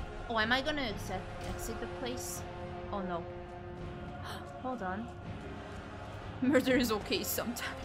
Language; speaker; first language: English; non-native, fluent; Hungarian